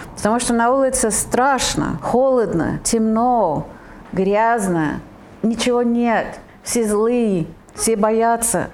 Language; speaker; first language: Russian; non-native, fluent; Italian